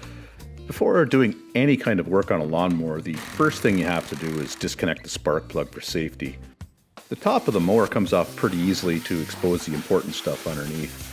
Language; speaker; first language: English; native; English